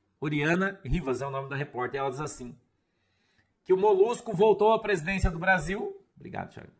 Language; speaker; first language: Portuguese; native; Portuguese